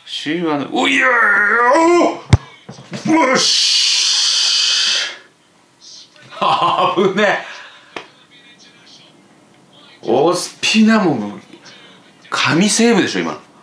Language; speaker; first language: Japanese; native; Japanese